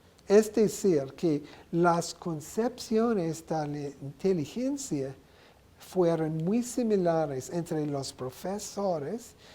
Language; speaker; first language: Spanish; non-native, learner; English